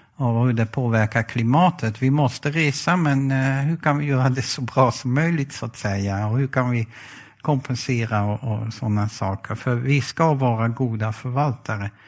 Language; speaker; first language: Swedish; non-native, fluent; Dutch